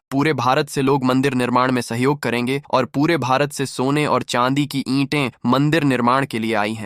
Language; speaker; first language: Hindi; native; Hindi